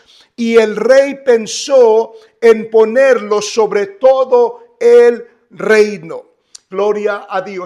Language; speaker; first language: Spanish; native; Spanish